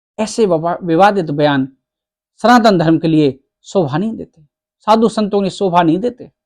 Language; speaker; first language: Hindi; native; Hindi